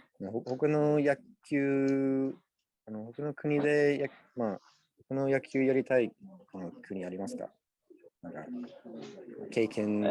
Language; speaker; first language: Japanese; non-native, learner; English